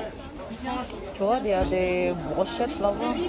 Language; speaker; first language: French; non-native, learner; Malay